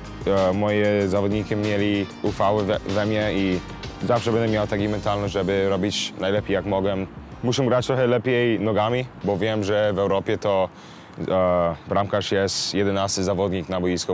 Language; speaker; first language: Polish; early bilingual, heritage; English